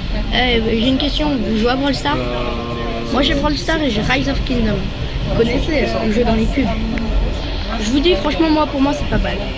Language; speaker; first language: French; native; French